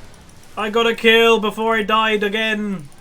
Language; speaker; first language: English; native; English